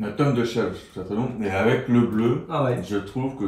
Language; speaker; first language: French; native; French